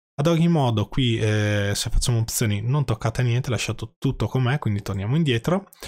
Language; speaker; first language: Italian; native; Italian